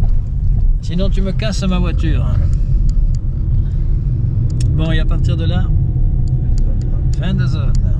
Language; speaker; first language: French; native; French